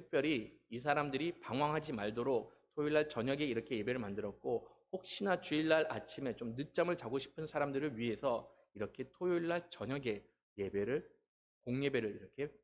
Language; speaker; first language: Korean; native; Korean